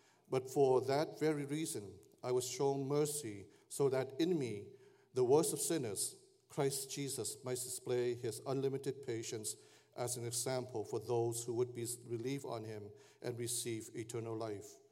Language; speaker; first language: English; early bilingual, other home language; Vietnamese